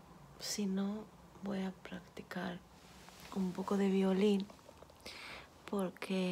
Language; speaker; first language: Spanish; non-native, fluent; Turkish